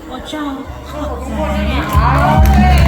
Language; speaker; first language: Chinese; non-native, learner; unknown